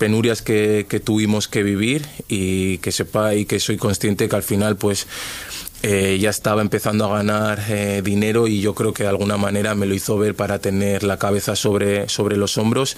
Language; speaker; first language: Spanish; early bilingual, other home language; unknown